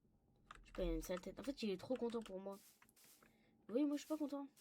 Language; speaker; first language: French; native; French